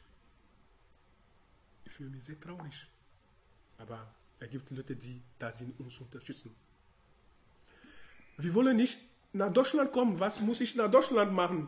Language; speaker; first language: German; non-native, learner; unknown